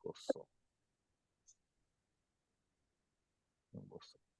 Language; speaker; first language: Indonesian; non-native, learner; Japanese